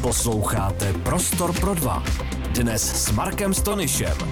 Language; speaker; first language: Czech; native; Czech